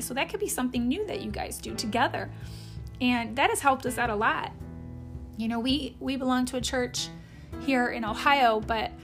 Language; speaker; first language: English; native; English